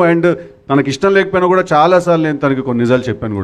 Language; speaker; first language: Telugu; native; Telugu